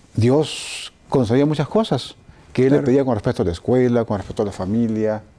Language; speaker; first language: Spanish; native; Spanish